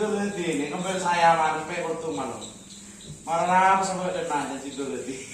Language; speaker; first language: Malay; non-native, local second language; Madurese